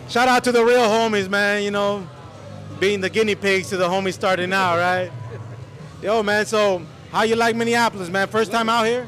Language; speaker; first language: English; early bilingual, other home language; Spanish